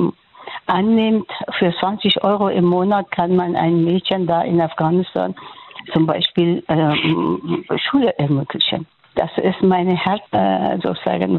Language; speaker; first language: German; non-native, fluent; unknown